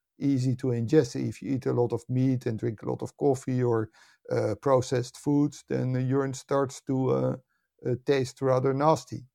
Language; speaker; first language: English; non-native, fluent; Dutch